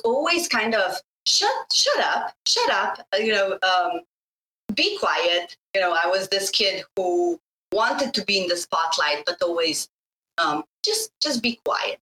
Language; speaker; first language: English; non-native, fluent; Bosnian